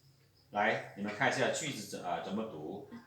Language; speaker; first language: Chinese; non-native, fluent; Lao